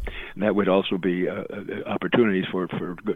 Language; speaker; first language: English; native; English